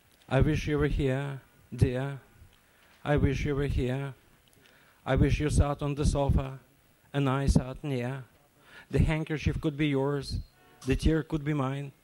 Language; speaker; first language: English; non-native, fluent; Russian